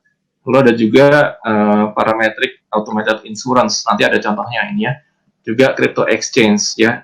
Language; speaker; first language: Indonesian; native; Indonesian